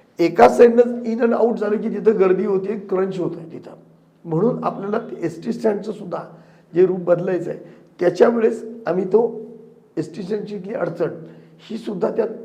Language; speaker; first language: Marathi; native; Marathi